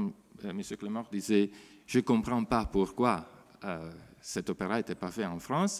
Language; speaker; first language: French; non-native, fluent; Italian